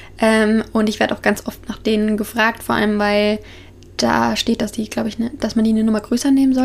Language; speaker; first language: German; native; German